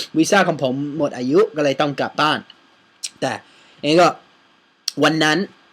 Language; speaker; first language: Thai; non-native, fluent; English